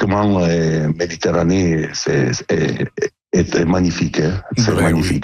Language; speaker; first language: French; non-native, fluent; Italian